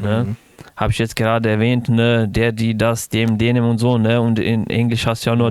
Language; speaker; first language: German; non-native, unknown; Bosnian